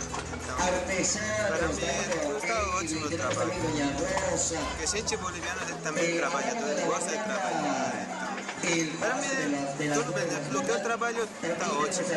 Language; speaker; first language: Portuguese; non-native, learner; Spanish